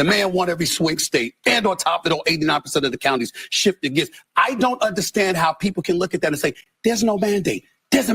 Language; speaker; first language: English; native; English